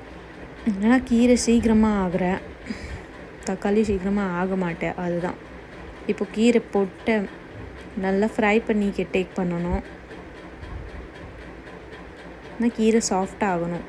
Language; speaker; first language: Tamil; non-native, learner; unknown